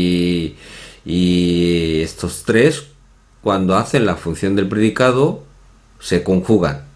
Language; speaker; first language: Spanish; non-native, fluent; Korean